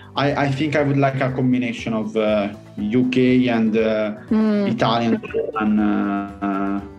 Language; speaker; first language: English; non-native, fluent; Italian